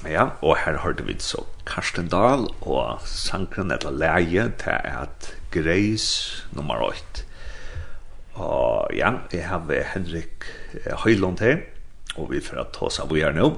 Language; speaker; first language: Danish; non-native, local second language; Faroese